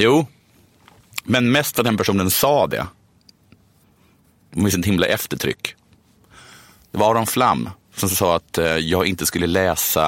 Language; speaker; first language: Swedish; native; Swedish